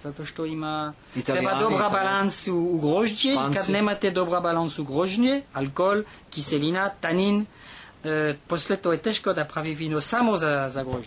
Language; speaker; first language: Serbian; non-native, learner; French